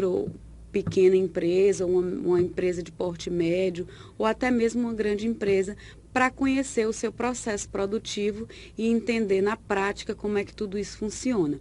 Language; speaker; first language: Portuguese; native; Portuguese